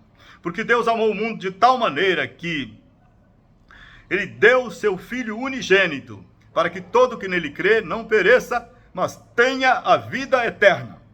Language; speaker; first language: Portuguese; native; Portuguese